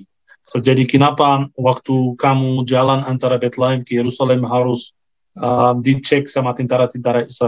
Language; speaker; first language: Indonesian; non-native, fluent; Arabic